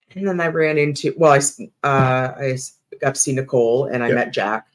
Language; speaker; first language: English; native; English